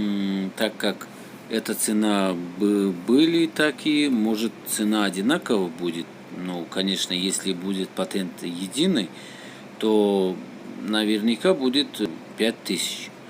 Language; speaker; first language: Russian; non-native, learner; Tajik